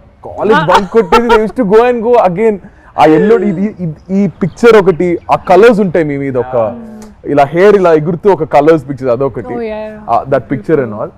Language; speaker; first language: Telugu; native; Telugu